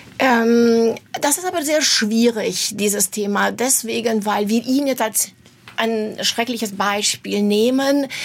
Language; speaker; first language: German; non-native, fluent; Romanian